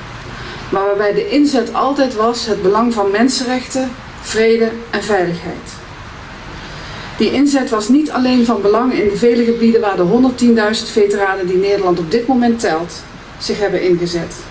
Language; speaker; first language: Dutch; native; Dutch